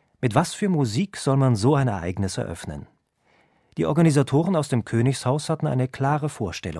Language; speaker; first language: German; native; German